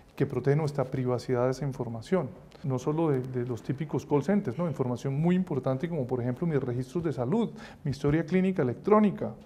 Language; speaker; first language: Spanish; native; Spanish